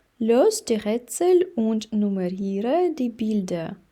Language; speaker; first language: German; non-native, fluent; Ukrainian